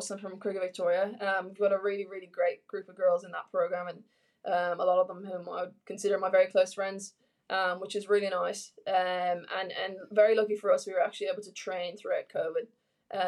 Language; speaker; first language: English; native; English